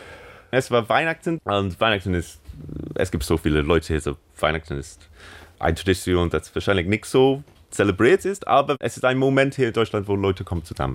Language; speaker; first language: German; non-native, learner; English